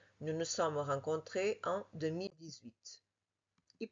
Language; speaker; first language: French; non-native, fluent; Portuguese